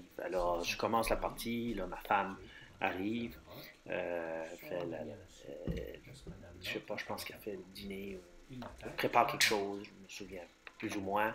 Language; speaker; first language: French; native; French